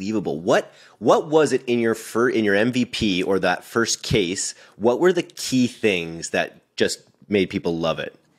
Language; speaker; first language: English; native; English